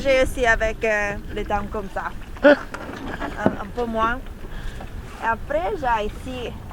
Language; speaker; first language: French; non-native, learner; Italian